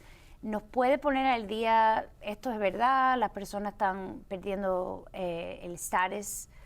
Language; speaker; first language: Spanish; early bilingual, heritage; Spanish